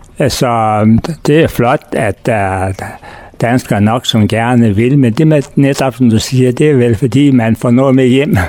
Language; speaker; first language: Danish; native; Danish